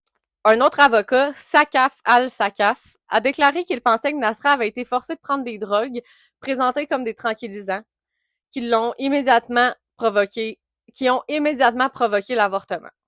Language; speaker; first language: French; native; French